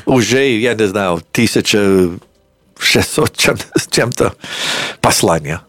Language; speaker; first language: Russian; non-native, fluent; English